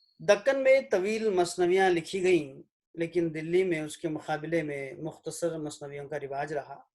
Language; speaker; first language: Urdu; native; Urdu